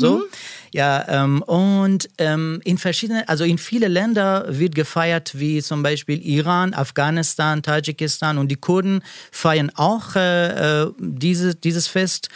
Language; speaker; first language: German; non-native, learner; Persian